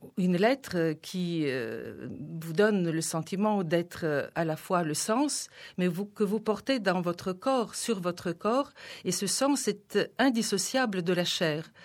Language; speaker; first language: French; non-native, fluent; Bulgarian